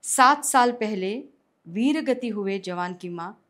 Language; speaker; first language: Hindi; non-native, local second language; Marathi